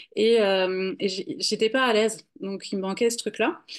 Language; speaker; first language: French; native; French